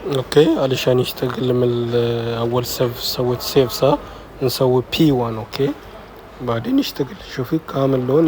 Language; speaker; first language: Arabic; non-native, learner; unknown